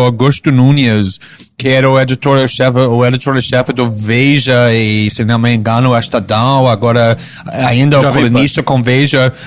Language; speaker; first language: Portuguese; non-native, fluent; English